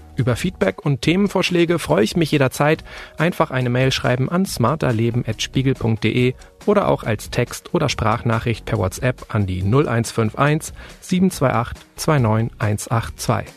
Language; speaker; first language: German; native; German